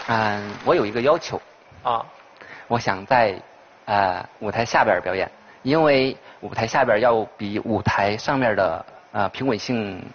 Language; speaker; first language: Chinese; native; Chinese